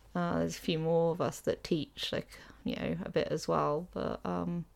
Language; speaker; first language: English; native; English